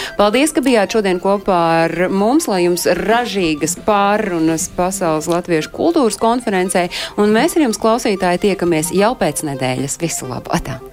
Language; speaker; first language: Latvian; native; Latvian